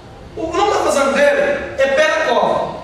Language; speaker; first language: Portuguese; native; Portuguese